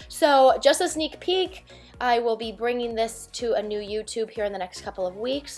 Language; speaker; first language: English; native; English